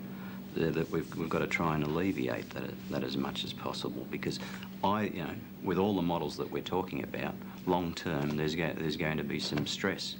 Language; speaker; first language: English; native; English